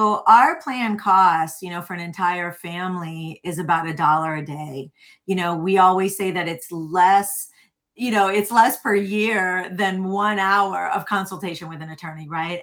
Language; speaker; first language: English; native; English